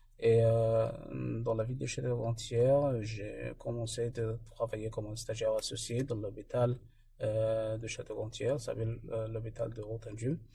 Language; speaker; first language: French; non-native, fluent; Arabic